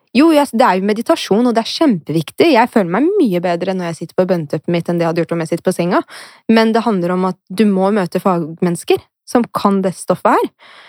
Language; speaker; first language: Norwegian; early bilingual, other home language; Arabic